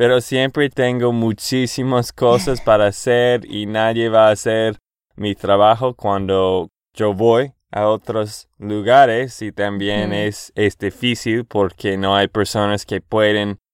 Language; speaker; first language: Spanish; non-native, fluent; English